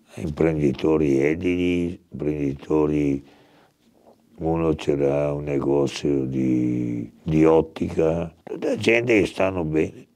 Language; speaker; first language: Italian; native; Italian